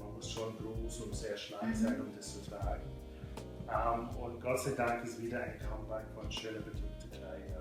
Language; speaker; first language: German; non-native, fluent; English